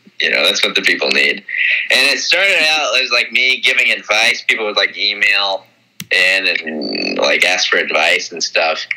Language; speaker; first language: English; native; English